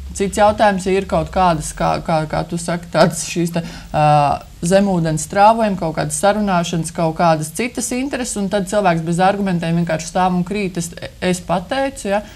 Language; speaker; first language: Latvian; native; Latvian